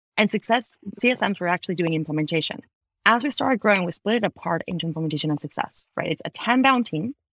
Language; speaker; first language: English; non-native, fluent; Spanish